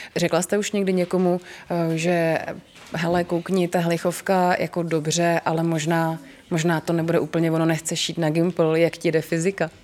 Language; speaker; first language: Czech; native; Czech